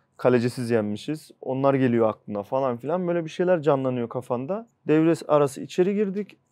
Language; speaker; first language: Turkish; early bilingual, heritage; Turkish